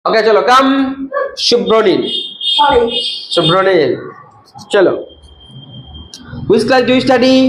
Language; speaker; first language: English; non-native, fluent; Bangla